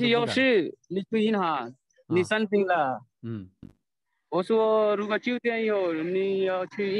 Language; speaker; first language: Chinese; non-native, learner; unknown